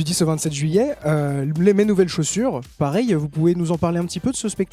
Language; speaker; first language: French; native; French